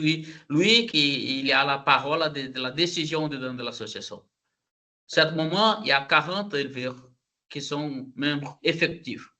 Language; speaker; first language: French; non-native, learner; Portuguese